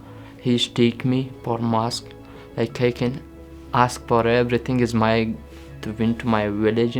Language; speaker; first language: English; non-native, learner; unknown